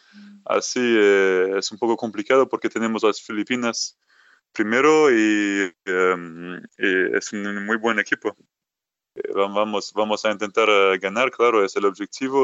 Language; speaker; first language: Spanish; non-native, fluent; French